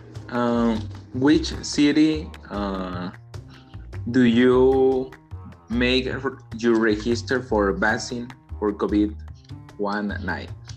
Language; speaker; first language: English; non-native, learner; Spanish